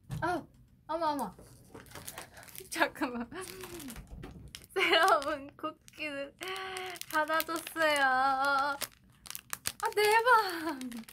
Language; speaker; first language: Korean; non-native, fluent; Chinese